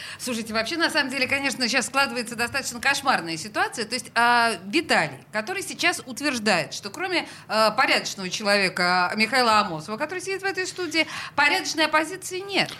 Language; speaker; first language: Russian; native; Russian